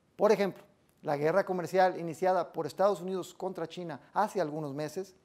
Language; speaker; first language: Spanish; native; Spanish